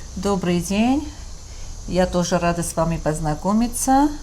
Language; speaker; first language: Russian; non-native, local second language; Armenian